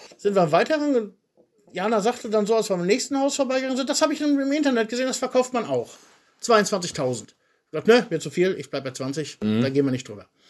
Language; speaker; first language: German; native; German